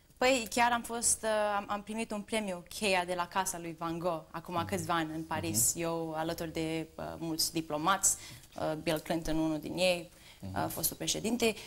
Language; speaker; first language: Romanian; early bilingual, heritage; Romanian